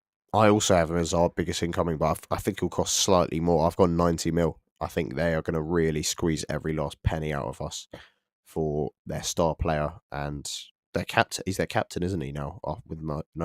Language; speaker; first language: English; native; English